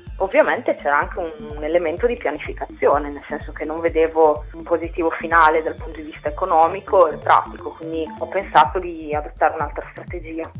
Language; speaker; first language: Italian; native; Italian